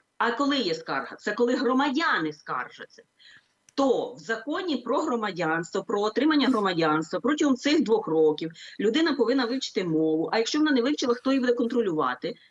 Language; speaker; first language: Ukrainian; native; Ukrainian